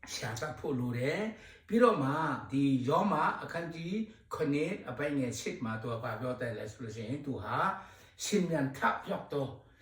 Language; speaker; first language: Burmese; non-native, local second language; S'gaw Karen